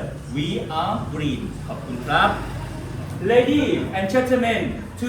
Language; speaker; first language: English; non-native, learner; Thai